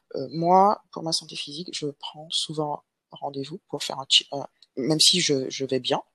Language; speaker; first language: French; native; French